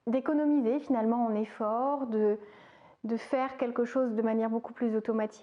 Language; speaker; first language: French; native; French